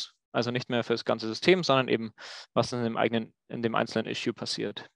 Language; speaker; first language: German; native; German